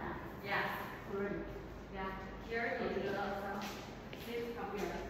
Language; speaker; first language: English; non-native, learner; Chinese